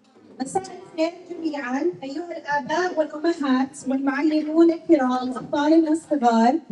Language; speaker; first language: Arabic; early bilingual, heritage; Arabic